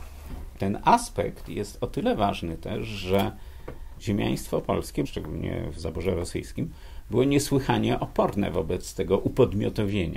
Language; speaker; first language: Polish; native; Polish